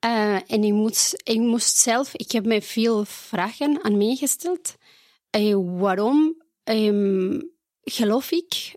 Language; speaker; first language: Dutch; non-native, fluent; Spanish